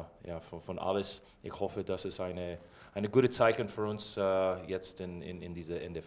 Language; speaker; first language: German; non-native, fluent; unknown